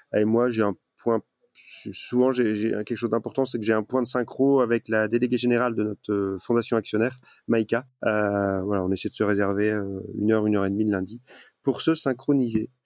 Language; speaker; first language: French; native; French